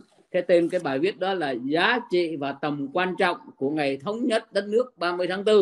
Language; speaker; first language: Vietnamese; native; Vietnamese